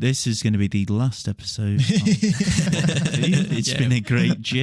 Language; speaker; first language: English; native; English